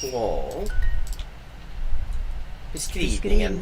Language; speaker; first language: Swedish; non-native, learner; English